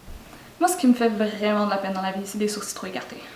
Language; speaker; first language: French; native; French